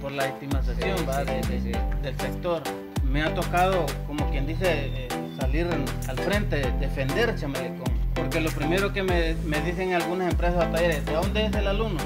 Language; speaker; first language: Spanish; native; Spanish